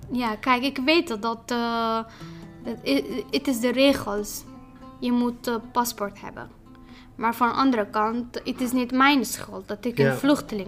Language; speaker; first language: Dutch; non-native, fluent; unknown